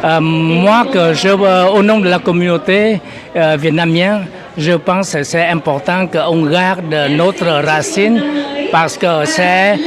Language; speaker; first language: French; non-native, fluent; Vietnamese